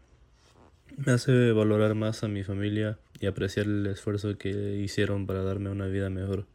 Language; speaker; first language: Spanish; early bilingual, heritage; Spanish